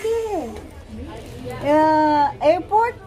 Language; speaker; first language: Spanish; non-native, learner; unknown